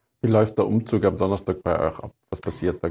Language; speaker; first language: German; native; German